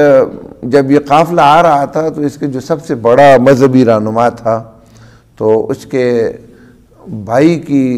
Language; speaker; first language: Urdu; native; Urdu